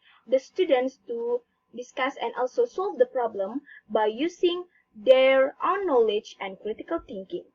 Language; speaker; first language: English; non-native, learner; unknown